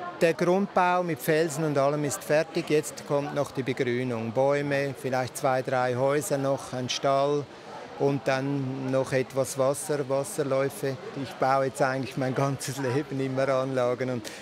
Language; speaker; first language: German; native; German